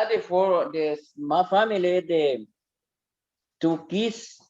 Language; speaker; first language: English; non-native, learner; Spanish